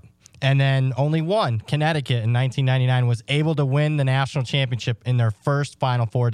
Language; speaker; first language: English; native; English